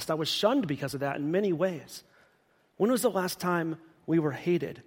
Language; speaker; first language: English; native; English